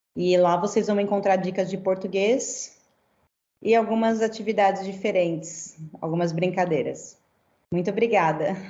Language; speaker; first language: Portuguese; native; Portuguese